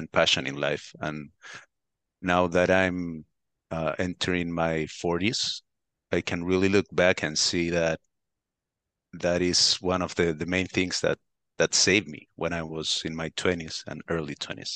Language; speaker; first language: English; non-native, fluent; Spanish